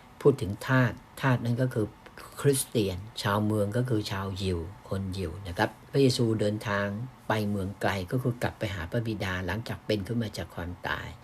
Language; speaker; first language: Thai; native; Thai